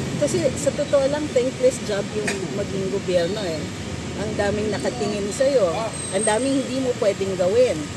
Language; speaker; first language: Filipino; native; Filipino